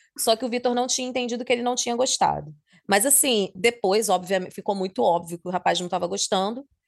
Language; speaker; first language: Portuguese; native; Portuguese